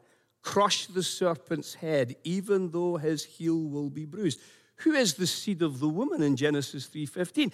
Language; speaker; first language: English; native; English